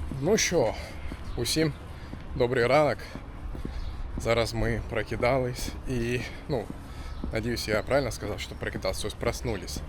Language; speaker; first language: Ukrainian; non-native, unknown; Turkish